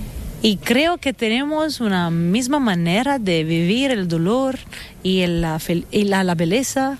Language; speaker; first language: Spanish; non-native, fluent; Italian